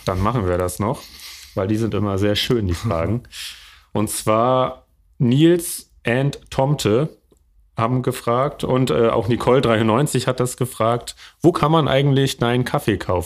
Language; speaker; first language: German; native; German